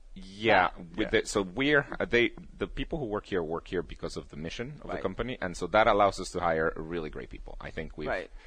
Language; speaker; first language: English; early bilingual, other home language; Spanish